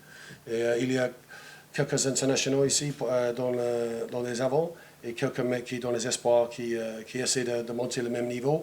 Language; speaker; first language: French; non-native, fluent; English